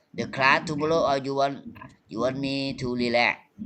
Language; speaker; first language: English; non-native, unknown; Thai